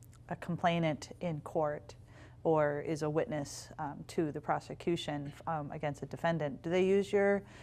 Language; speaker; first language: English; native; English